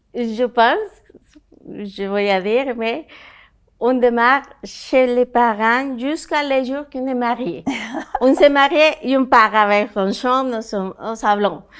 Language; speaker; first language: French; non-native, fluent; Spanish